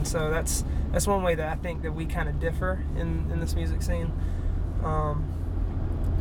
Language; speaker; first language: English; native; English